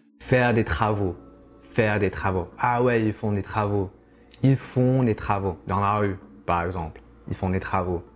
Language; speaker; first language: French; non-native, fluent; English